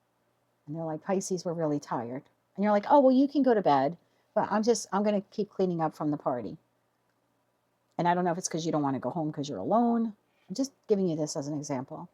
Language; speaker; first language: English; native; English